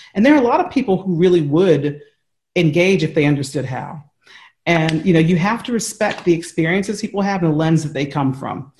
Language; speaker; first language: English; native; English